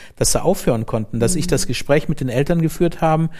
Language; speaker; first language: German; native; German